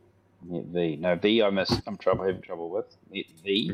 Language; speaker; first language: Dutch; non-native, learner; English